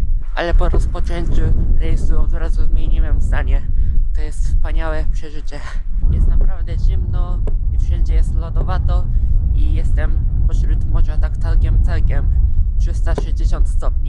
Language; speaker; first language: Polish; non-native, fluent; Japanese